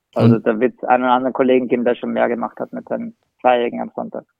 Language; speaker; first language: German; native; German